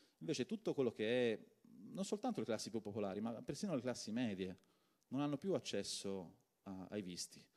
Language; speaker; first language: Italian; native; Italian